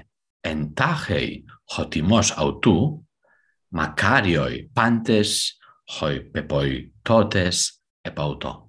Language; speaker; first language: Greek; non-native, fluent; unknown